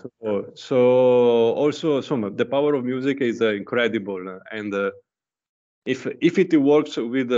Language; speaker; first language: English; non-native, learner; Italian